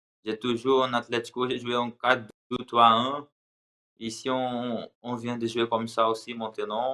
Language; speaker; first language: French; non-native, learner; Portuguese